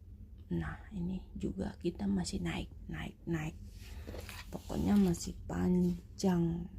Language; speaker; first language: Indonesian; native; Indonesian